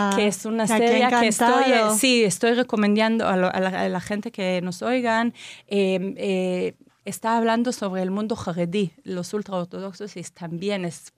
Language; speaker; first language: Spanish; non-native, fluent; Hebrew